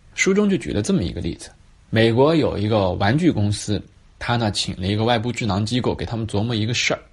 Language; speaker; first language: Chinese; native; Chinese